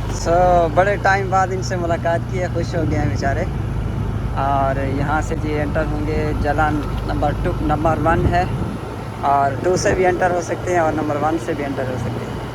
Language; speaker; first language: Urdu; non-native, local second language; Punjabi